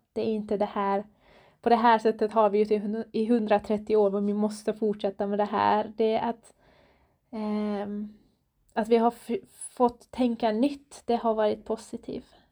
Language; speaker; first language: Swedish; non-native, fluent; Persian